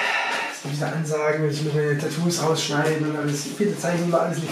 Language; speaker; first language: German; native; German